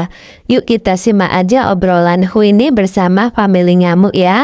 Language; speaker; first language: Indonesian; native; Indonesian